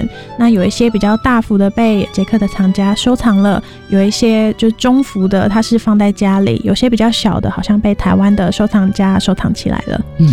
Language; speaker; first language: Chinese; native; Chinese